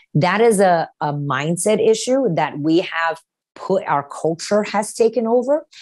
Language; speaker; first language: English; early bilingual, other home language; Romanian